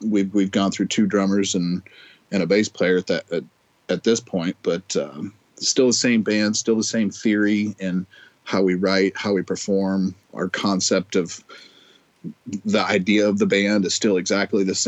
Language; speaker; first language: English; native; English